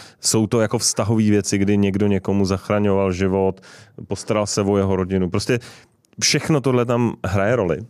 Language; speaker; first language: Czech; native; Czech